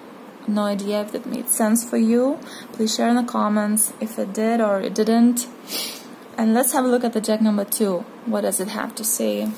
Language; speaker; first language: English; non-native, fluent; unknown